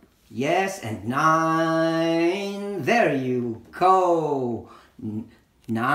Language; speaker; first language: English; non-native, fluent; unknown